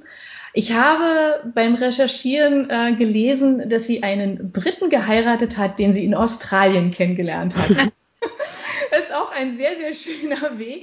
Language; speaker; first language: German; native; German